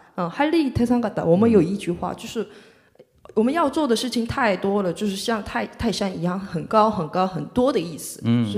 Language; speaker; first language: Chinese; non-native, fluent; Korean